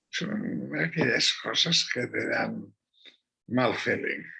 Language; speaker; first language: Spanish; non-native, local second language; Catalan